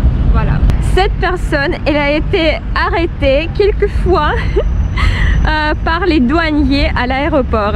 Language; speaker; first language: French; non-native, fluent; Russian